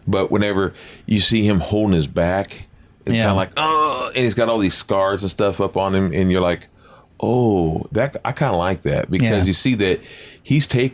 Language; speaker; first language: English; native; English